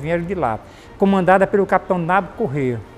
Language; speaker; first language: Portuguese; native; Portuguese